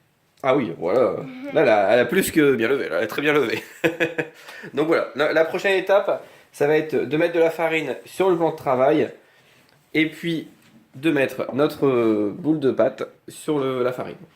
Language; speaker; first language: French; native; French